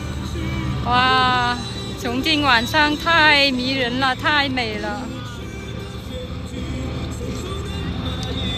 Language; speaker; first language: Chinese; non-native, fluent; Vietnamese